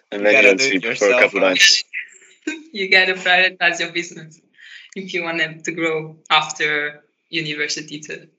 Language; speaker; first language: English; non-native, fluent; Portuguese